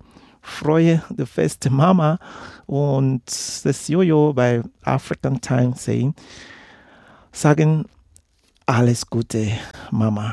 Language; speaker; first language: German; non-native, learner; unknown